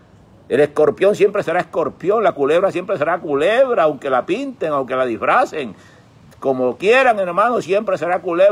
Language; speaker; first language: Spanish; native; Spanish